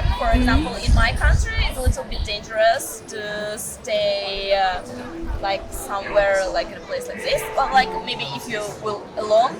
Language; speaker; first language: English; non-native, learner; Russian